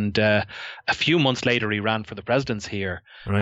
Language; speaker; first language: English; native; English